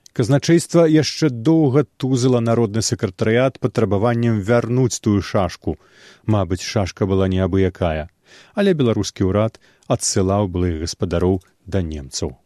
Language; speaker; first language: Belarusian; native; Belarusian